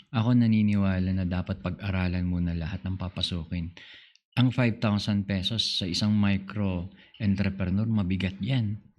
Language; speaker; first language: Filipino; non-native, local second language; Iloko